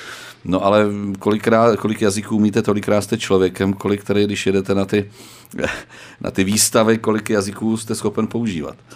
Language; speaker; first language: Czech; native; Czech